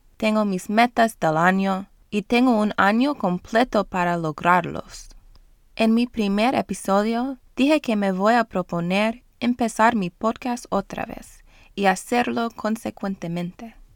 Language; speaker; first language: Spanish; non-native, learner; English